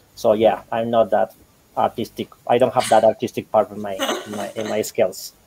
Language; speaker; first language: English; non-native, fluent; Spanish